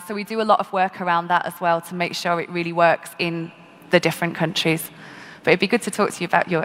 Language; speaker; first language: English; native; English